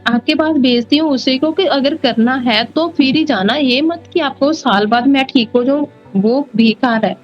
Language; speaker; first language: Hindi; non-native, local second language; Punjabi